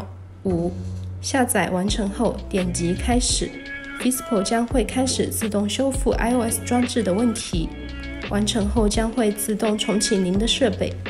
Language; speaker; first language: Chinese; native; Chinese